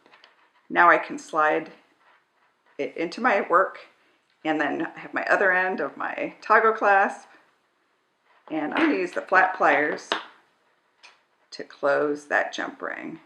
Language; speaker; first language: English; native; English